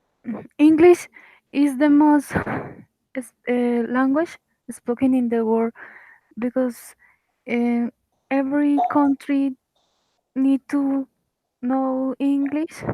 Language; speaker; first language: English; non-native, learner; Spanish